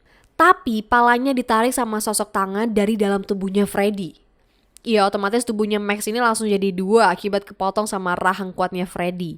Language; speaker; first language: Indonesian; native; Indonesian